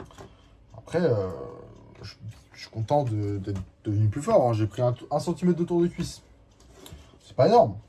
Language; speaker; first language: French; native; French